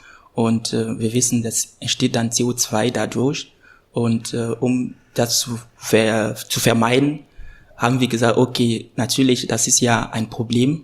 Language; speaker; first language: German; non-native, fluent; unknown